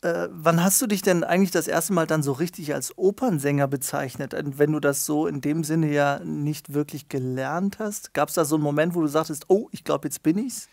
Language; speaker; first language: German; native; German